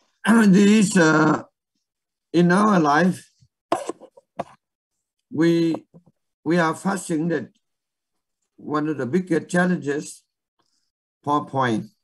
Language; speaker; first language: English; non-native, learner; Vietnamese